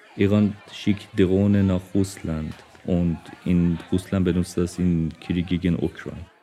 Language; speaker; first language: German; non-native, learner; Persian